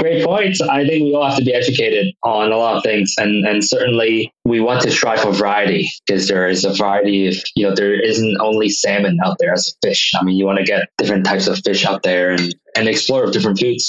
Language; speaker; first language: English; non-native, local second language; Cantonese